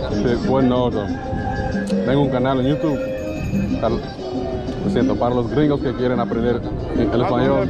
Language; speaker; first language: Spanish; non-native, learner; English